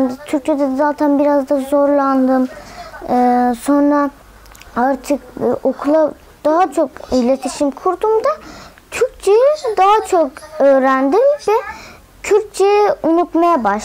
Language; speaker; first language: Turkish; non-native, local second language; Kurdish